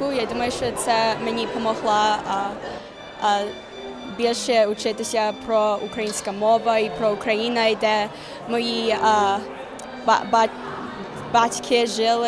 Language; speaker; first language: Ukrainian; early bilingual, heritage; English